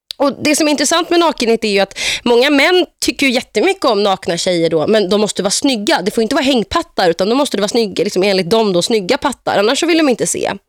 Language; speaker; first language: Swedish; native; Swedish